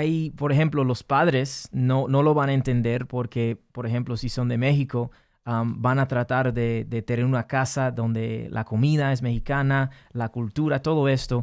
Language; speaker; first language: Spanish; early bilingual, heritage; English